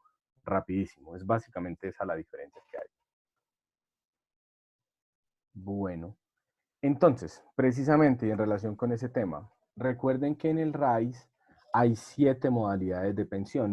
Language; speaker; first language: Spanish; native; Spanish